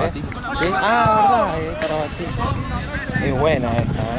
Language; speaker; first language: Spanish; native; Spanish